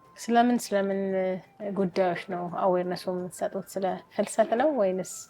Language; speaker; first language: Amharic; native; Amharic